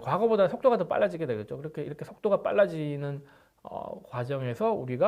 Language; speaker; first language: Korean; native; Korean